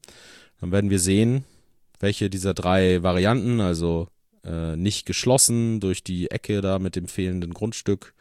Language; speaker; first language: German; native; German